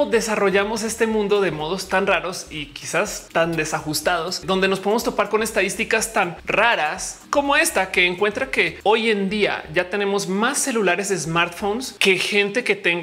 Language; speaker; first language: Spanish; native; Spanish